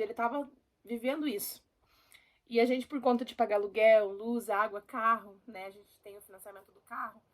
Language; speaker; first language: Portuguese; native; Portuguese